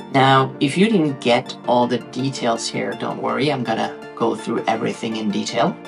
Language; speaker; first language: English; non-native, fluent; Norwegian